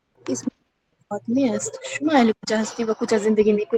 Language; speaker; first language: Persian; non-native, learner; Urdu